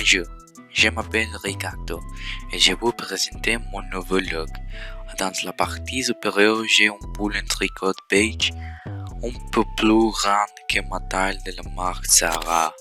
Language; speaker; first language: French; non-native, learner; Spanish